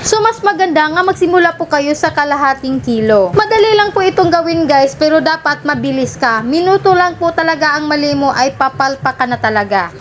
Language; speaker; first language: Filipino; non-native, local second language; Cebuano